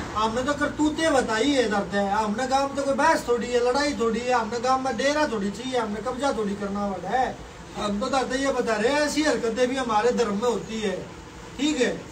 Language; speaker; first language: Hindi; native; Hindi